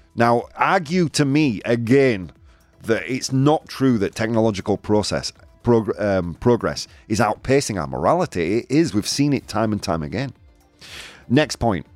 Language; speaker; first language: English; native; English